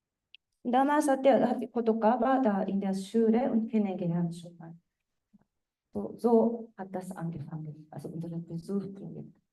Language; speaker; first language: German; non-native, fluent; Japanese